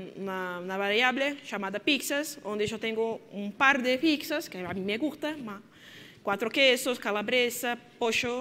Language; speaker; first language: Spanish; non-native, fluent; Portuguese